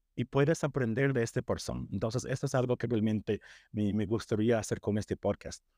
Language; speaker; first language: Spanish; non-native, fluent; English